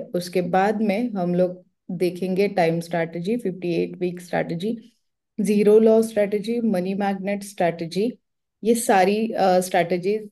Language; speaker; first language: Hindi; non-native, local second language; Marathi